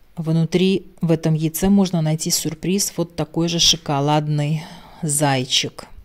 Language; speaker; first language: Russian; non-native, local second language; Latvian